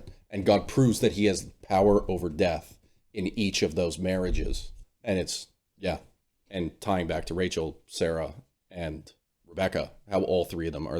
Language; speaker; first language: English; native; English